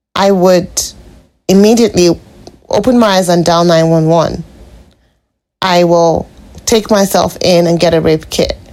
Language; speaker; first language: English; non-native, local second language; Igbo